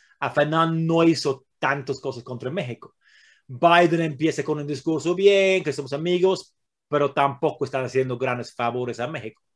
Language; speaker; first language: Spanish; non-native, fluent; English